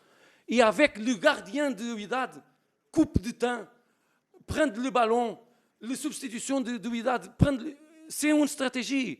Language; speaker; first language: French; non-native, learner; Portuguese